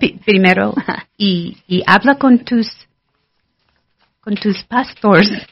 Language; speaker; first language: Spanish; non-native, learner; English